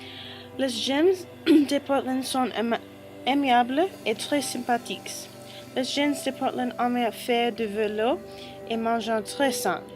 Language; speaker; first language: French; non-native, learner; English